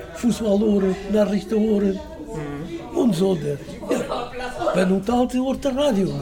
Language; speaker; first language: German; non-native, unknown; Portuguese